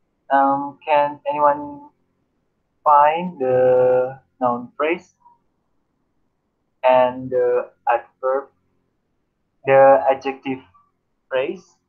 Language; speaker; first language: English; non-native, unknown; Indonesian